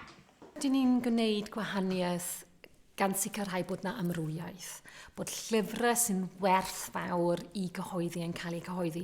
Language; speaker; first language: Welsh; non-native, fluent; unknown